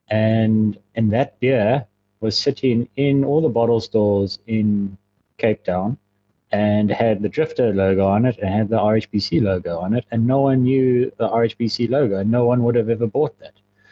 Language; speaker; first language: English; native; English